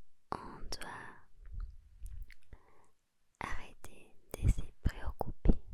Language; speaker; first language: French; non-native, learner; Spanish